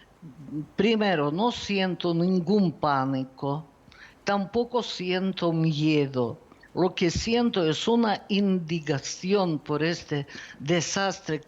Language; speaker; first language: Spanish; non-native, fluent; Ukrainian